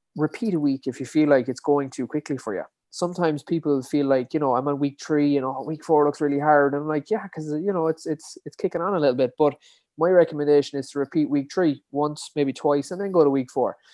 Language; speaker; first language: English; native; English